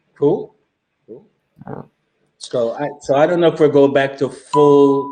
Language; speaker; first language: English; native; English